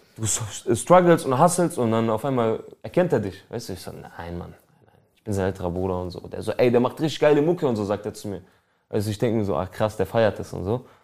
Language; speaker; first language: German; early bilingual, other home language; Albanian